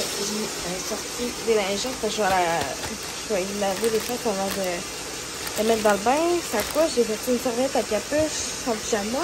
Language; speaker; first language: French; native; French